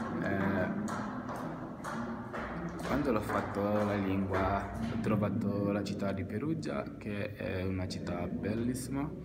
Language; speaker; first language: Italian; non-native, learner; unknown